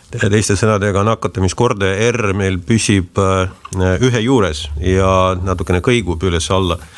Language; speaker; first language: Estonian; non-native, local second language; Russian